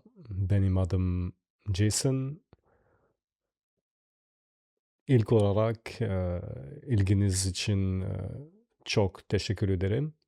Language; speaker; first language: Turkish; non-native, learner; French